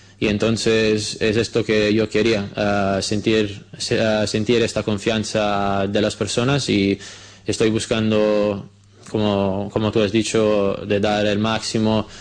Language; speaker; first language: Spanish; non-native, fluent; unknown